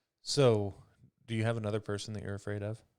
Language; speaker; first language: English; native; English